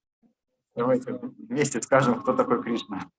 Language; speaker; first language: Russian; native; Russian